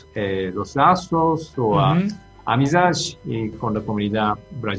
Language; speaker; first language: Spanish; non-native, fluent; Japanese